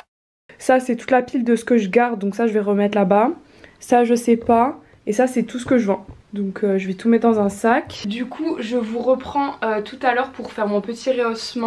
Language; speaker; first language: French; native; French